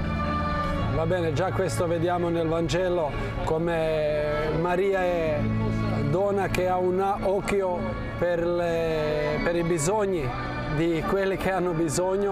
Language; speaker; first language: Italian; non-native, fluent; Croatian